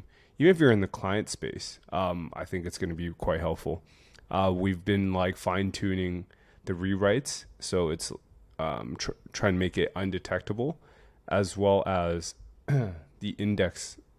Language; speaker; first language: English; native; English